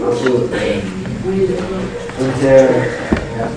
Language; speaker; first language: German; non-native, learner; French